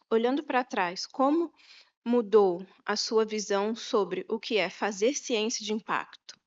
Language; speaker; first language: Portuguese; native; Portuguese